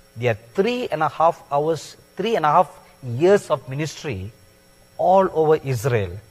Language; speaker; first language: English; non-native, local second language; Tamil